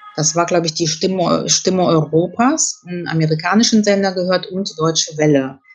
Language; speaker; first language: German; early bilingual, other home language; Russian